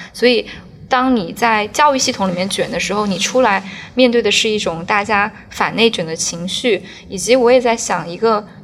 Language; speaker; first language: Chinese; native; Chinese